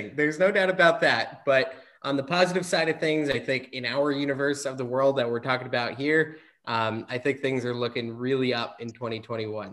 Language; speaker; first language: English; native; English